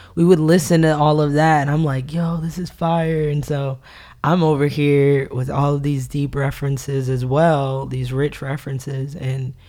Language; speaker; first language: English; native; English